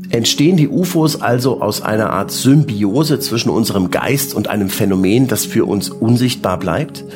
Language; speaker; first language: German; native; German